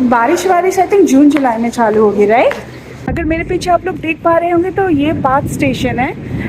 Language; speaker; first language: Hindi; non-native, local second language; Odia